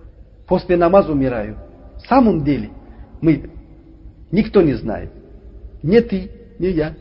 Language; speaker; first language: Russian; non-native, learner; Uzbek